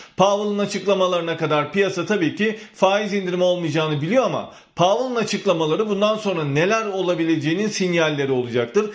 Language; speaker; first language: Turkish; native; Turkish